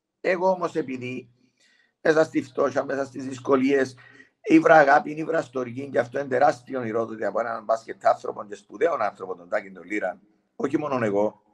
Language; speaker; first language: Greek; native; Greek